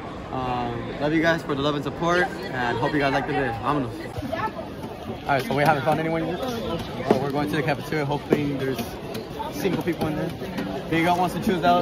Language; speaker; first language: English; early bilingual, other home language; Spanish